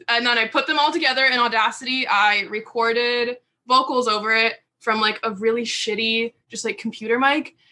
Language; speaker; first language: English; native; English